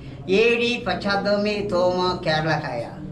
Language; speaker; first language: Hindi; non-native, local second language; Tamil